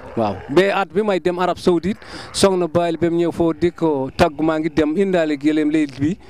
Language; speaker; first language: Wolof; native; Wolof